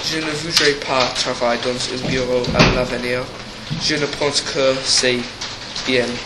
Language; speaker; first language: French; non-native, learner; English